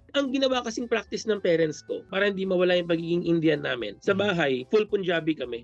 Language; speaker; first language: Filipino; early bilingual, other home language; Punjabi